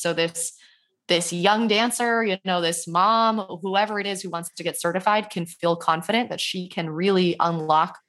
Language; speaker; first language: English; native; English